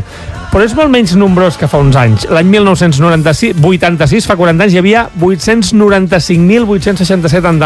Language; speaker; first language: Catalan; native; Catalan